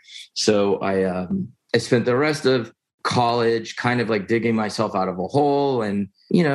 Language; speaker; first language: English; native; English